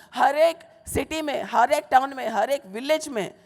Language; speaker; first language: Hindi; non-native, local second language; Telugu